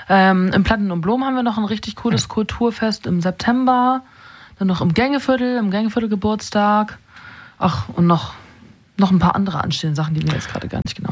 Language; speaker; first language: German; native; German